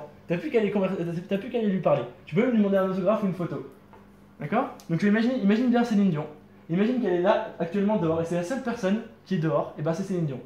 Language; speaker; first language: French; native; French